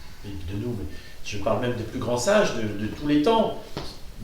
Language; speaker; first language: French; native; French